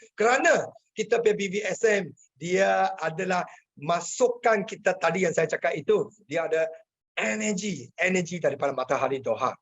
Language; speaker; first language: Malay; non-native, local second language; Chinese